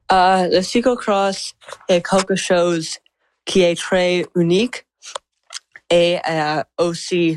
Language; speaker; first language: French; non-native, local second language; English